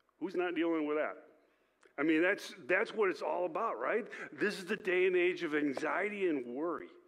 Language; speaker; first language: English; native; English